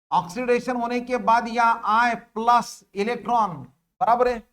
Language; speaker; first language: Hindi; non-native, local second language; Marathi